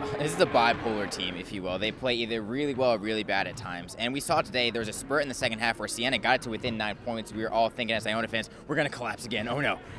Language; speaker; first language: English; native; English